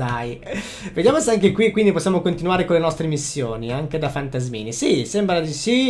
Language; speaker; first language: Italian; native; Italian